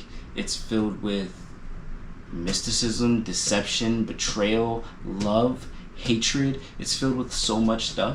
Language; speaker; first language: English; native; English